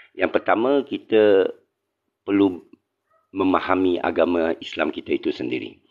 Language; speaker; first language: Malay; non-native, local second language; Chinese